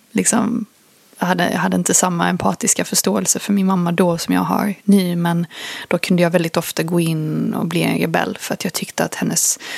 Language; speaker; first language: Swedish; early bilingual, other home language; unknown